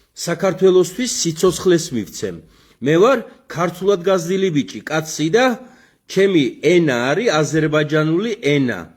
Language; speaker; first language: Georgian; non-native, local second language; Azerbaijani